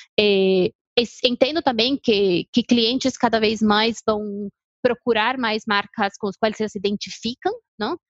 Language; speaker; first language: Portuguese; non-native, fluent; Spanish